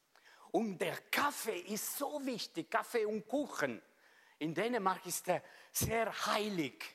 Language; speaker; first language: German; non-native, fluent; Italian